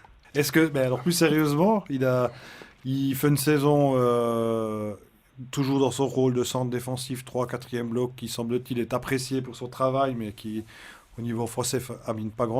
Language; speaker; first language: French; native; French